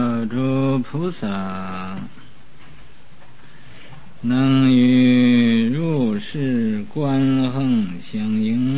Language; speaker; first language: Chinese; native; Chinese